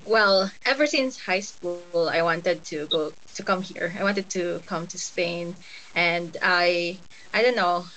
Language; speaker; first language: English; non-native, local second language; Cebuano